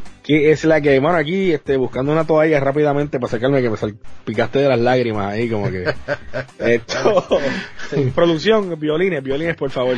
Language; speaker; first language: Spanish; native; Spanish